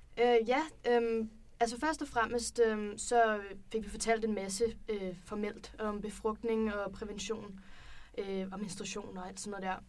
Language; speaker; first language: Danish; native; Danish